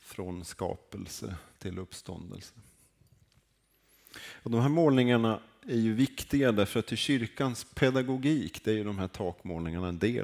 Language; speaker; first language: Swedish; native; Swedish